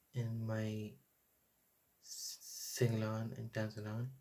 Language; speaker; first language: English; native; English